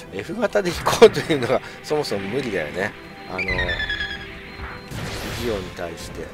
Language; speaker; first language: Japanese; native; Japanese